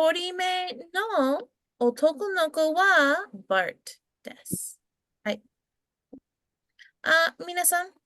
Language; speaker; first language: Japanese; non-native, fluent; English